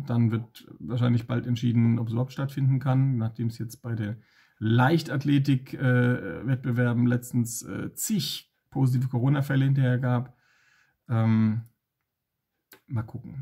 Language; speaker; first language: German; native; German